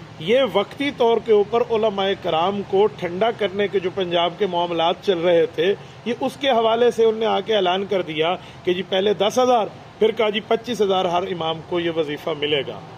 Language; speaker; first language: Urdu; non-native, local second language; Saraiki